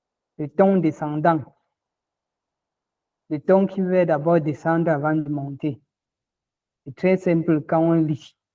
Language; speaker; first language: French; non-native, local second language; Ghomala